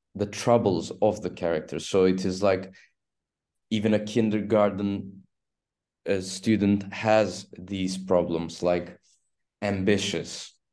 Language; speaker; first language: English; non-native, fluent; Turkish